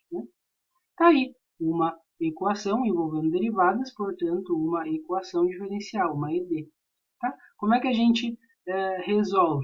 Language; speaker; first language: Portuguese; native; Portuguese